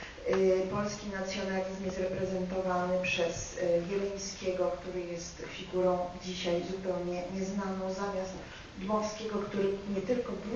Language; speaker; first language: Polish; native; Polish